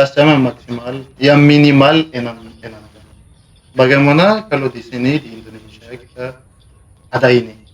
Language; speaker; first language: Indonesian; non-native, learner; Malagasy